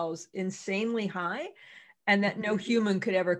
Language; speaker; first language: English; native; English